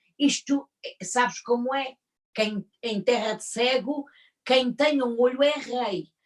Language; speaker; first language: Portuguese; native; Portuguese